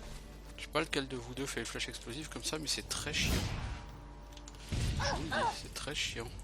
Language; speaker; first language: French; native; French